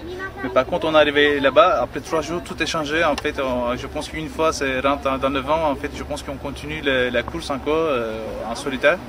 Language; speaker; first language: French; non-native, fluent; Turkish